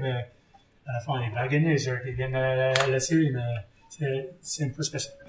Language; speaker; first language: French; non-native, learner; English